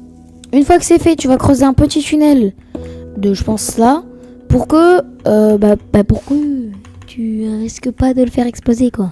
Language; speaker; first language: French; native; French